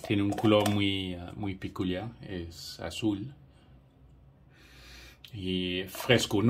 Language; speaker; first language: Spanish; non-native, fluent; English